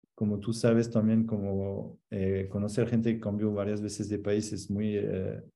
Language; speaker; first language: Spanish; non-native, fluent; French